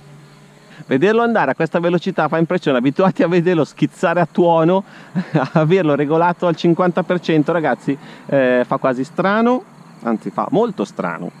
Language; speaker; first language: Italian; native; Italian